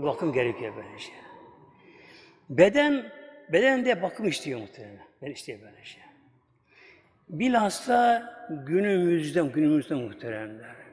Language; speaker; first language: Turkish; native; Turkish